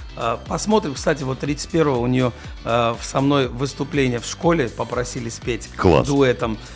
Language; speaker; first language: Russian; non-native, fluent; Georgian